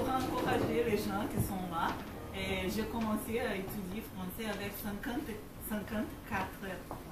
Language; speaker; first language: French; non-native, learner; Portuguese